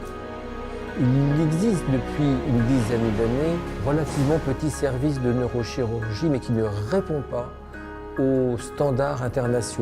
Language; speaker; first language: French; native; French